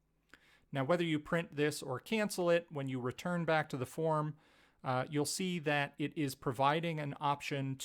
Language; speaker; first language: English; native; English